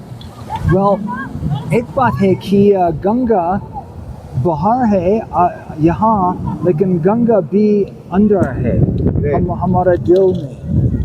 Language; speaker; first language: Hindi; non-native, learner; English